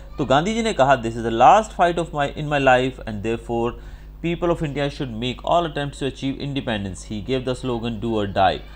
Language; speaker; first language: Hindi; non-native, local second language; Gujarati